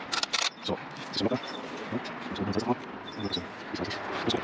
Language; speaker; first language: German; non-native, learner; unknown